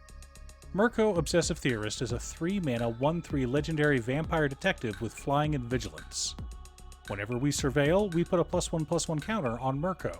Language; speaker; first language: English; native; English